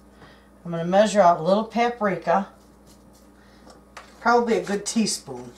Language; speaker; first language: English; native; English